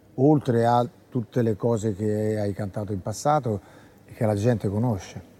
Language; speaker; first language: Italian; native; Italian